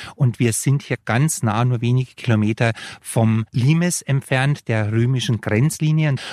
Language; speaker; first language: German; native; German